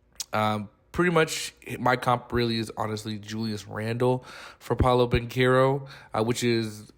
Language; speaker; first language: English; native; English